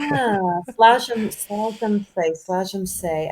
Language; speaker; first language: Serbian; non-native, learner; English